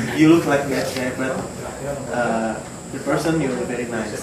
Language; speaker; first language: English; non-native, learner; Indonesian